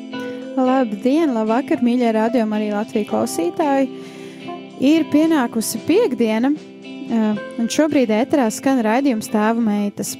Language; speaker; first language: Latvian; native; Latvian